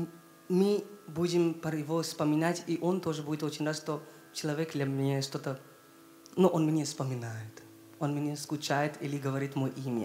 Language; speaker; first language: Russian; non-native, learner; Hindi